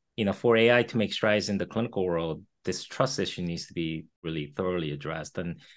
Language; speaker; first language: English; early bilingual, other home language; Korean